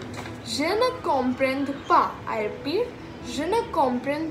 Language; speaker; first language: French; non-native, learner; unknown